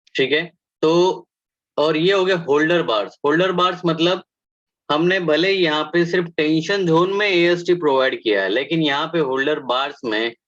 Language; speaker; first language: Hindi; non-native, local second language; Marathi